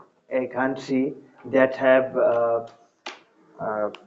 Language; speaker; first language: English; non-native, learner; Bangla